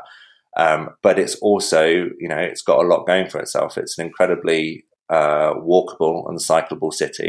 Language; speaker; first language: English; native; English